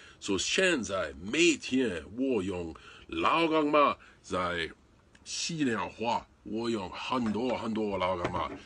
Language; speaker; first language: Chinese; non-native, learner; English